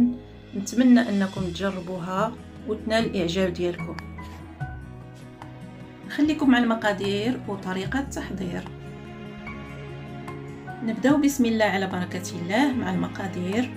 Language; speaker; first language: Arabic; native; Arabic